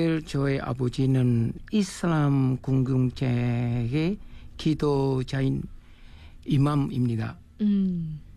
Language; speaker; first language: Korean; non-native, learner; Indonesian